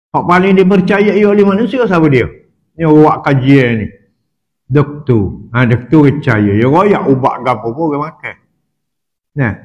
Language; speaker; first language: Malay; native; Malay